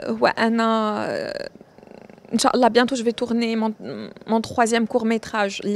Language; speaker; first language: French; non-native, local second language; Arabic